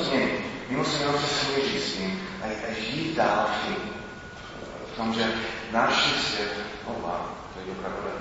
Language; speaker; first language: Czech; non-native, fluent; English